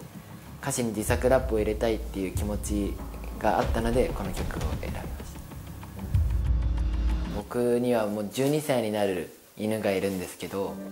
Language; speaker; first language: Japanese; native; Japanese